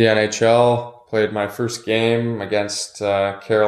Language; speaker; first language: English; native; English